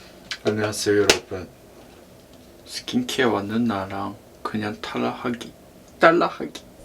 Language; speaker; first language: Korean; non-native, learner; Japanese